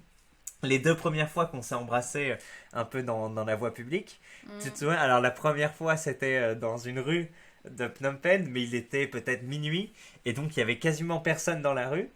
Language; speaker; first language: French; native; French